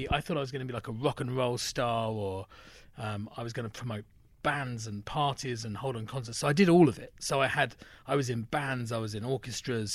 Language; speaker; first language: English; native; English